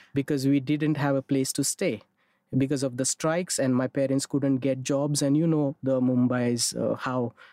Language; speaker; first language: English; non-native, local second language; Marathi